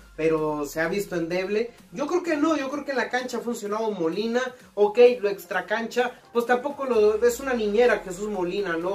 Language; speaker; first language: Spanish; native; Spanish